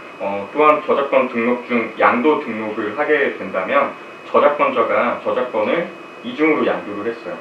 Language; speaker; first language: Korean; native; Korean